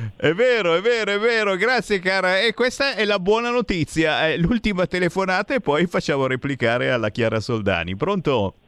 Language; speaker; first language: Italian; native; Italian